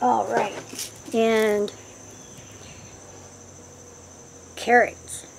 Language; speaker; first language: English; native; English